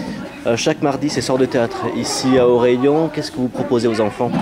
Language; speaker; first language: French; native; French